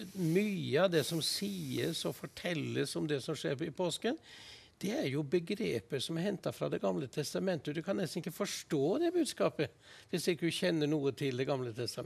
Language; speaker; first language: Norwegian; native; Norwegian